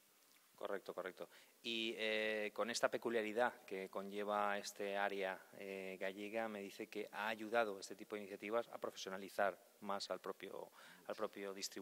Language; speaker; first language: Spanish; native; Spanish